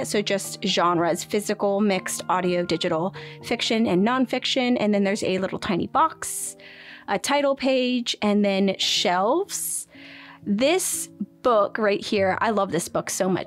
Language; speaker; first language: English; native; English